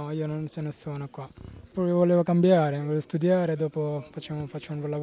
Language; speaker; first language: Italian; non-native, learner; Bangla